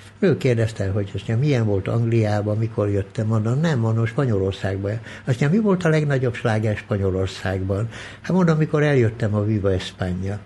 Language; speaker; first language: Hungarian; early bilingual, other home language; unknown